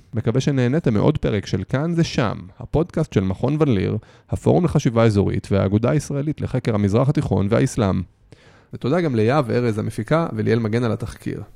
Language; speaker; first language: Hebrew; native; Hebrew